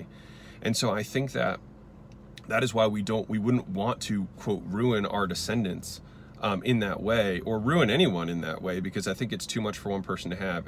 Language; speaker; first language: English; native; English